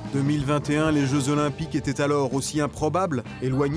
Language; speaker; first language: French; native; French